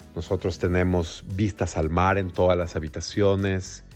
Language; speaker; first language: Spanish; native; Spanish